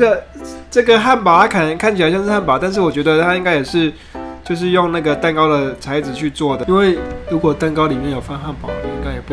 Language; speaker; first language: Chinese; native; Chinese